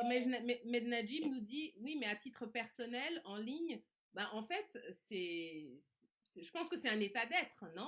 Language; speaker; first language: French; native; French